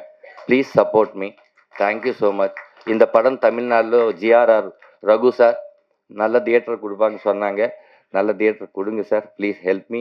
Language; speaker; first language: Tamil; non-native, learner; Telugu